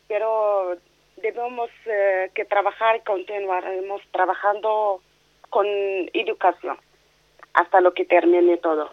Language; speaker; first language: Spanish; non-native, learner; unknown